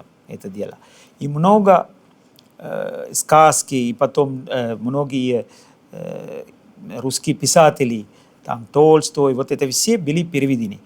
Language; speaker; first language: Russian; non-native, fluent; Sinhala